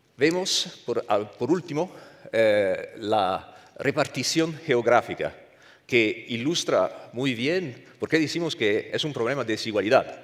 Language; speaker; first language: Spanish; non-native, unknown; Italian